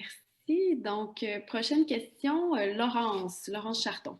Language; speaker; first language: French; native; French